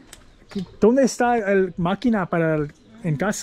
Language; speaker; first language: Spanish; non-native, learner; English